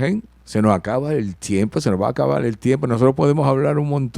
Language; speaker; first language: Spanish; early bilingual, heritage; Spanish